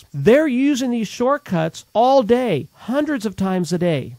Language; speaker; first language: English; native; English